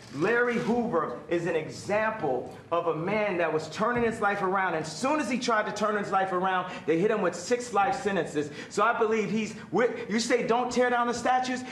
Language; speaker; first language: English; native; English